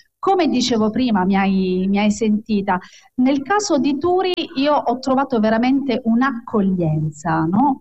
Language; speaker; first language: Italian; native; Italian